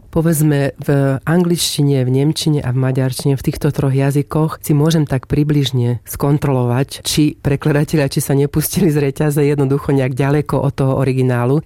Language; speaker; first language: Slovak; native; Slovak